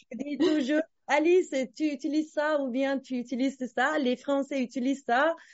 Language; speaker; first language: French; non-native, fluent; Turkish